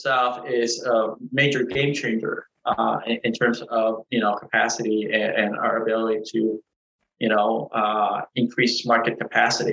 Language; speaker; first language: English; native; English